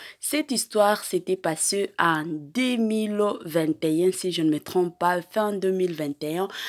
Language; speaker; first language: French; non-native, local second language; Lingala